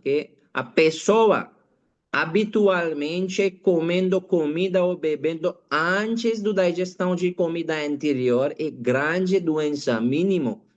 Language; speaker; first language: Portuguese; non-native, learner; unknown